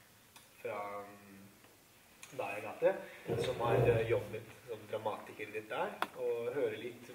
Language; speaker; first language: Norwegian; non-native, fluent; Italian